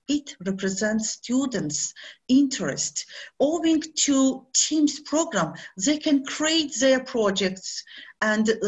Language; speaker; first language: English; non-native, learner; Azerbaijani